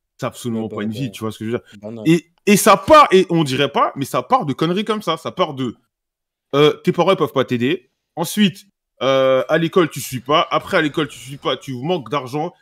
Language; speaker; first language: French; native; French